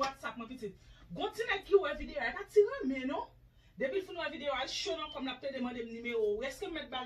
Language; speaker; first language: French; non-native, learner; Haitian Creole